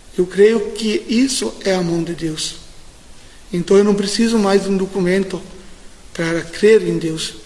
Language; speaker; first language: Portuguese; native; Portuguese